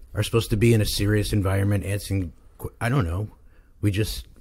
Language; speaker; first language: English; native; English